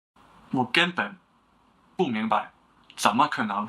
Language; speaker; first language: Chinese; non-native, learner; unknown